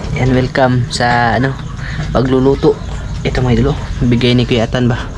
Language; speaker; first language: Filipino; non-native, local second language; Cebuano